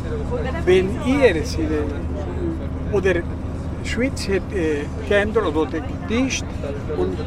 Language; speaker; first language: German; early bilingual, heritage; Spanish